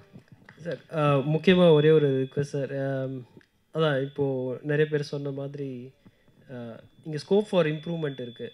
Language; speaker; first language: Tamil; native; Tamil